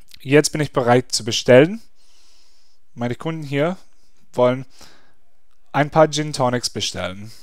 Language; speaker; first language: German; non-native, fluent; English